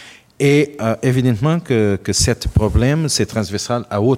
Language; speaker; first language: French; non-native, learner; Portuguese